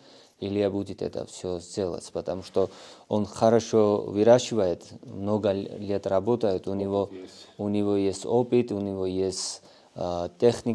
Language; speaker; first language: Russian; non-native, fluent; Georgian